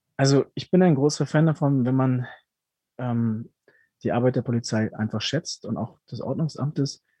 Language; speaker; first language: German; early bilingual, other home language; Spanish